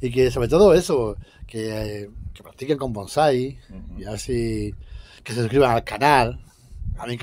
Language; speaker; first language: Spanish; native; Spanish